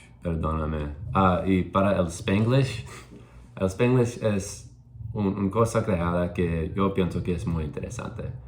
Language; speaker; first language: Spanish; non-native, learner; English